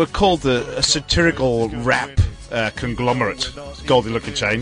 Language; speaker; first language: English; native; English